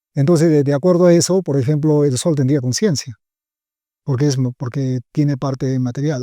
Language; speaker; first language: Spanish; native; Spanish